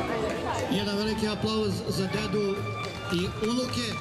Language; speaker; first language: Bosnian; native; Bosnian